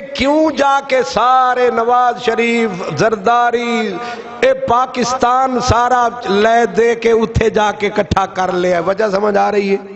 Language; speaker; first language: Urdu; non-native, local second language; Punjabi